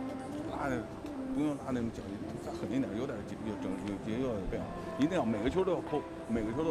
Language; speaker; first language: Chinese; native; Chinese